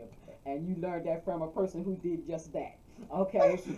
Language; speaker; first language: English; native; English